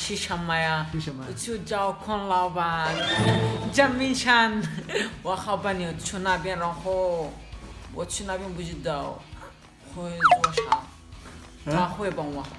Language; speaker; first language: Chinese; non-native, learner; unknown